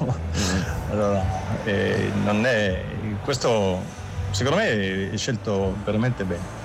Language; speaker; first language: Italian; non-native, fluent; German